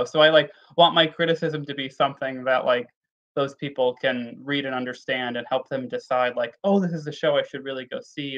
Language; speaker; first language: English; native; English